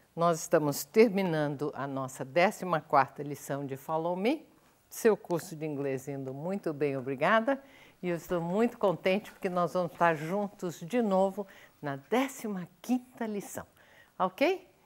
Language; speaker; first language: Portuguese; native; Portuguese